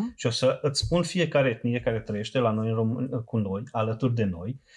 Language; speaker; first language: Romanian; non-native, local second language; Serbian